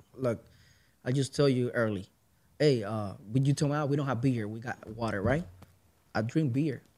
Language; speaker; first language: English; non-native, learner; Spanish